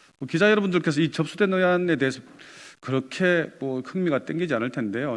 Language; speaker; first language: Korean; native; Korean